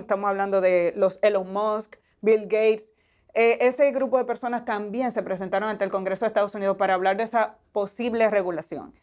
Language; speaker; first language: Spanish; native; Spanish